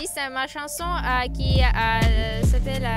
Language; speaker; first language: French; non-native, fluent; Ukrainian